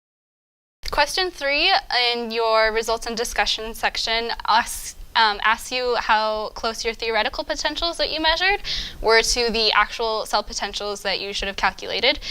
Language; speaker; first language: English; native; English